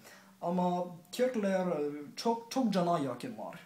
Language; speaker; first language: Turkish; non-native, learner; English